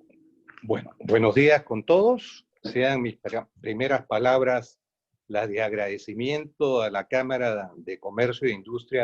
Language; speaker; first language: Spanish; native; Spanish